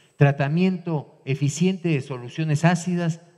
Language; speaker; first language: Spanish; native; Spanish